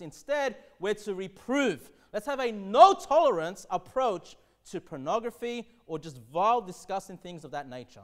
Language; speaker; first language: English; native; English